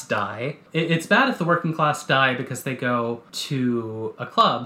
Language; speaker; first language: English; native; English